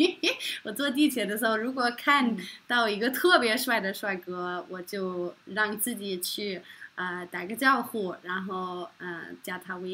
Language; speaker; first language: Chinese; non-native, fluent; Norwegian